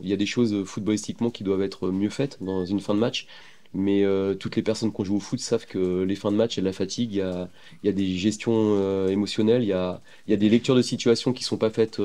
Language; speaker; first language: French; native; French